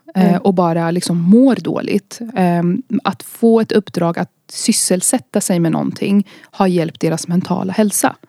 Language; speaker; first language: Swedish; early bilingual, other home language; Arabic